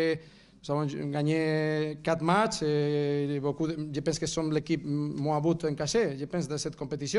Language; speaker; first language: French; non-native, fluent; Catalan